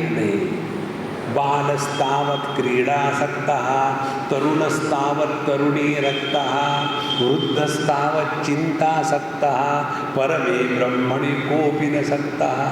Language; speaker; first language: Hindi; non-native, local second language; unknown